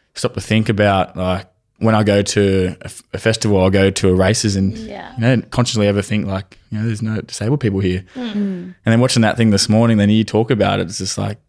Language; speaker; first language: English; native; English